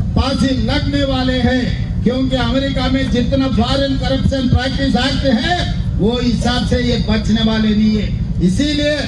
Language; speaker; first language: Hindi; non-native, local second language; Telugu